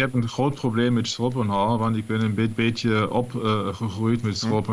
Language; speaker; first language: Dutch; non-native, learner; German